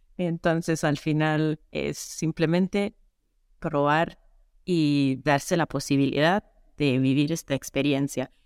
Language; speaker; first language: Spanish; non-native, fluent; Italian